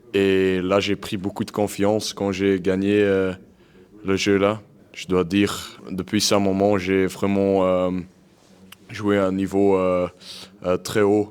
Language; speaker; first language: French; non-native, local second language; Dutch